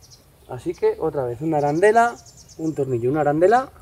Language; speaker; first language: Spanish; native; Spanish